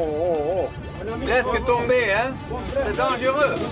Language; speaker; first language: French; non-native, learner; Dutch